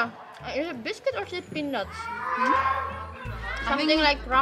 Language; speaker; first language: English; non-native, fluent; Indonesian